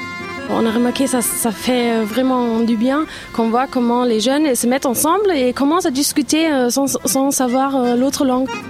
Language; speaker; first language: French; non-native, fluent; German